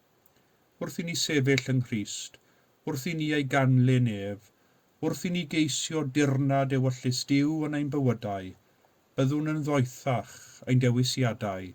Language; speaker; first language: Welsh; native; Welsh